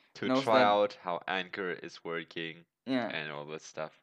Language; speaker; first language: English; non-native, fluent; German